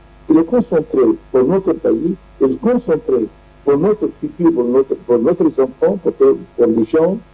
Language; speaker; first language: French; non-native, learner; Arabic